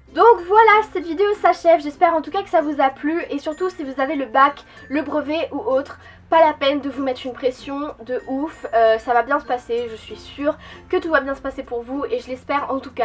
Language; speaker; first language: French; native; French